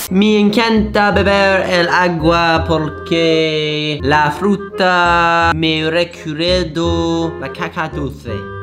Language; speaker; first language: Spanish; non-native, learner; English